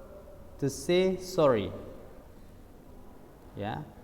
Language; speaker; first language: English; non-native, learner; Indonesian